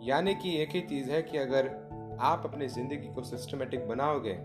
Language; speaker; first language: Hindi; non-native, local second language; Gujarati